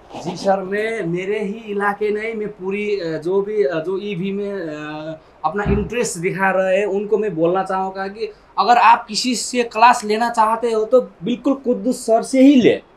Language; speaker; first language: Hindi; non-native, local second language; Nepali